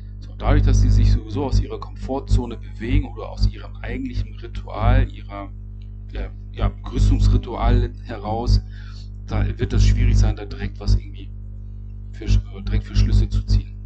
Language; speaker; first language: German; native; German